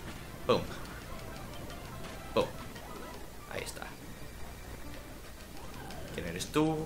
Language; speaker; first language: Spanish; native; Spanish